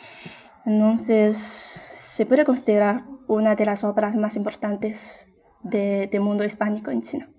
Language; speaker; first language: Spanish; non-native, fluent; Chinese